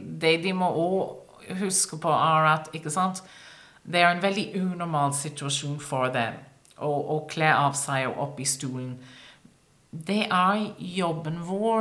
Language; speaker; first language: Norwegian; non-native, fluent; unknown